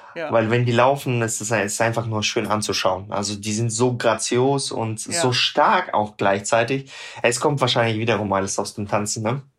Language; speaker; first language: German; non-native, fluent; Russian